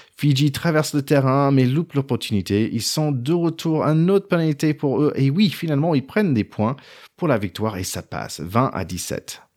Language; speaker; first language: French; non-native, fluent; English